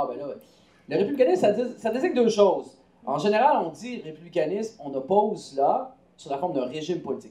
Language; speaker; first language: French; native; French